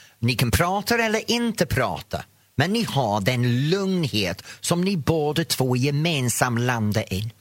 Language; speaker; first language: Swedish; non-native, fluent; English